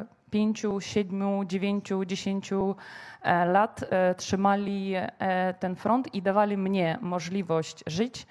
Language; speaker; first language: Polish; non-native, fluent; Ukrainian